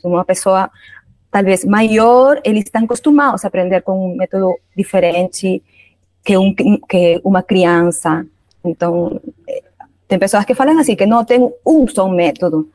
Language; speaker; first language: Portuguese; non-native, learner; Spanish